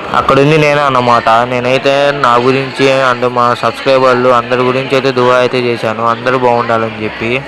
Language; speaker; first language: Telugu; non-native, local second language; Urdu